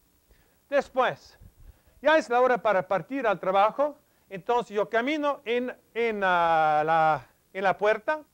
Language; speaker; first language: Spanish; non-native, fluent; English